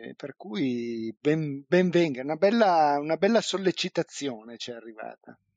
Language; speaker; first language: Italian; native; Italian